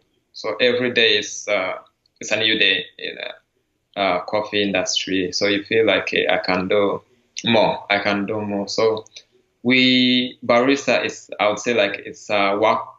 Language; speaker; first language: English; non-native, local second language; Kinyarwanda